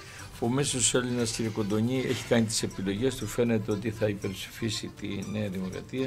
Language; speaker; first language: Greek; native; Greek